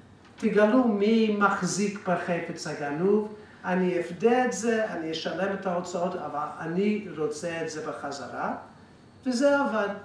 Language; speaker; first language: Hebrew; non-native, fluent; English